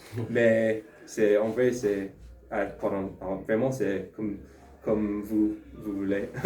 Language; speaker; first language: French; non-native, learner; English